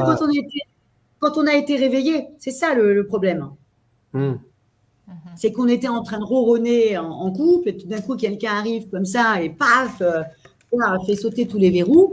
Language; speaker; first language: French; native; French